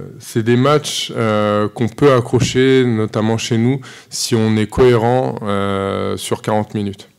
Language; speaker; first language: French; native; French